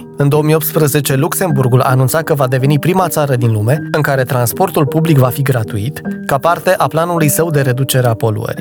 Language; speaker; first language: Romanian; native; Romanian